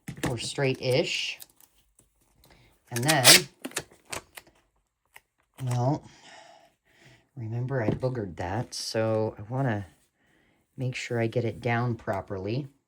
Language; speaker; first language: English; native; English